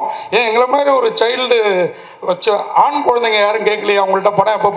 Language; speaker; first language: Tamil; native; Tamil